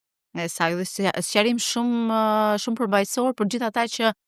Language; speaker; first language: Albanian; native; Albanian